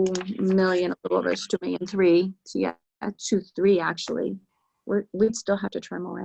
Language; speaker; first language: English; native; English